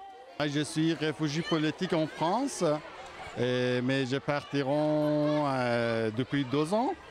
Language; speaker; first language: French; non-native, learner; Persian